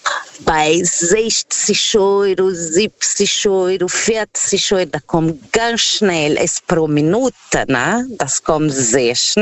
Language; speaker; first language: German; non-native, fluent; Portuguese